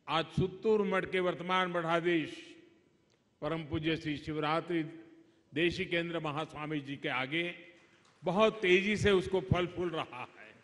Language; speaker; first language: Hindi; non-native, local second language; Gujarati